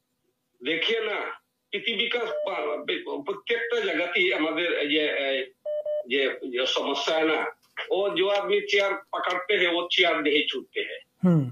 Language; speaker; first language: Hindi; non-native, learner; Bangla